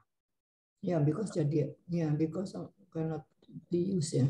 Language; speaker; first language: English; non-native, learner; Indonesian